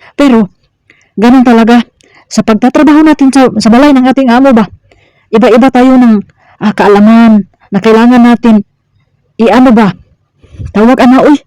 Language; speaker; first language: Filipino; non-native, local second language; Cebuano